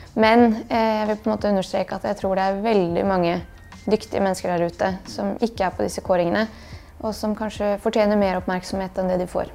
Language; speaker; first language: Norwegian; early bilingual, other home language; Bosnian